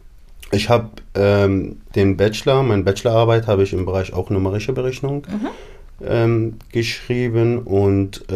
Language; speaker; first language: German; non-native, fluent; Arabic